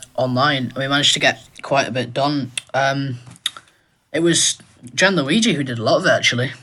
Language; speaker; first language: English; native; English